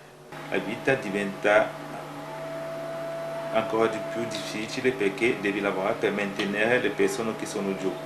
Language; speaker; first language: Italian; non-native, fluent; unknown